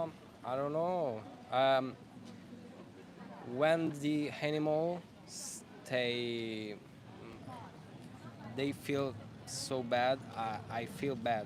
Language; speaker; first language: English; non-native, learner; Italian